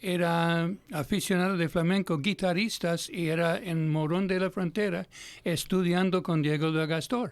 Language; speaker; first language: Spanish; non-native, fluent; English